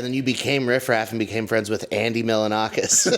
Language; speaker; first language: English; native; English